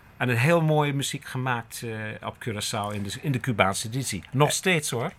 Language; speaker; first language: Dutch; non-native, fluent; English